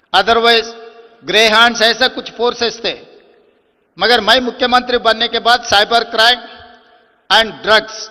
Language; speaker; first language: Hindi; non-native, local second language; Telugu